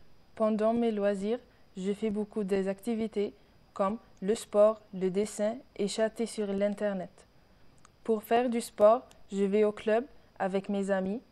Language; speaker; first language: French; non-native, learner; Arabic